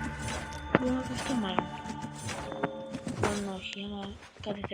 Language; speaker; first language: Greek; native; Greek